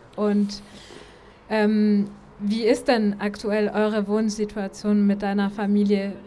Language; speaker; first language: German; native; German